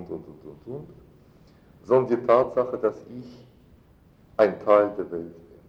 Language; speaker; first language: German; non-native, fluent; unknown